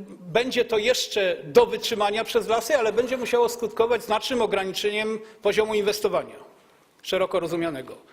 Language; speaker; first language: Polish; native; Polish